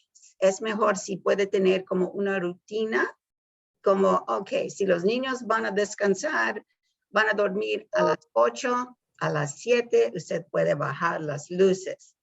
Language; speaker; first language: Spanish; early bilingual, heritage; Spanish